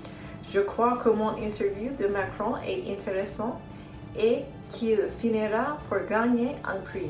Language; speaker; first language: French; non-native, learner; English